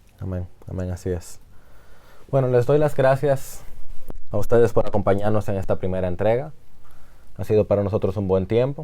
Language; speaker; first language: Spanish; native; Spanish